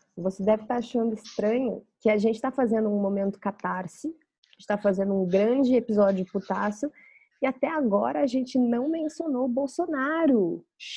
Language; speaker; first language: Portuguese; native; Portuguese